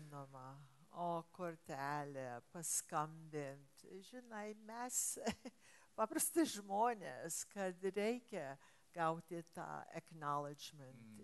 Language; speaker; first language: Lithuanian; early bilingual, heritage; English